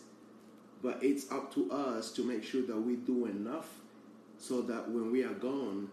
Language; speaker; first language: English; early bilingual, other home language; Portuguese